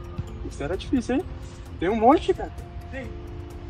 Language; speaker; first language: Portuguese; native; Portuguese